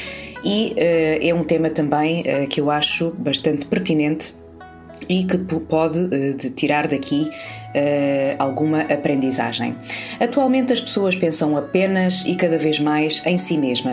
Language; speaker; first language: Portuguese; native; Portuguese